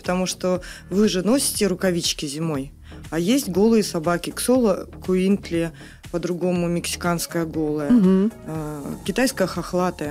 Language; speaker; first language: Russian; native; Russian